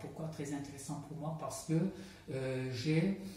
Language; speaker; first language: French; non-native, fluent; Azerbaijani